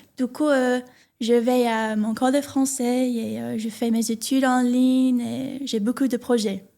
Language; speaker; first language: French; non-native, learner; English